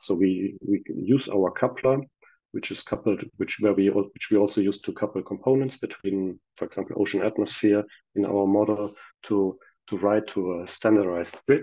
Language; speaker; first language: English; non-native, fluent; German